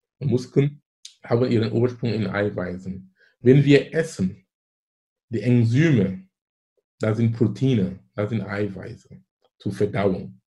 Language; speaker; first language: German; non-native, fluent; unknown